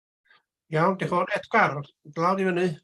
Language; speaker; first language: Welsh; native; Welsh